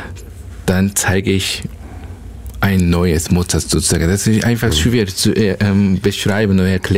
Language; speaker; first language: German; non-native, learner; Korean